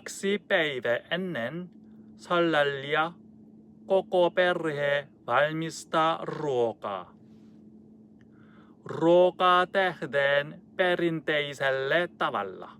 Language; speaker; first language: Finnish; non-native, learner; Korean